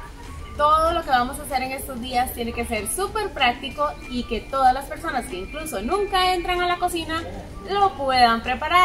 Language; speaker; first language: Spanish; native; Spanish